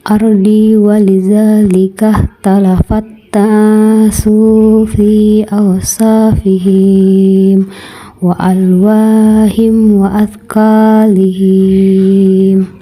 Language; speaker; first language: Arabic; non-native, learner; Indonesian